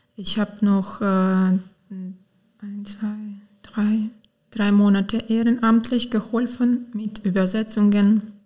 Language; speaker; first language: German; non-native, fluent; Ukrainian